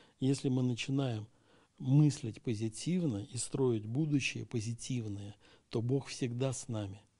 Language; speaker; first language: Russian; native; Russian